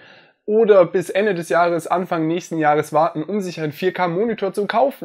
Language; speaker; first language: German; native; German